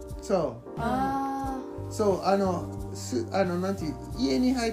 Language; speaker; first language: Japanese; non-native, learner; English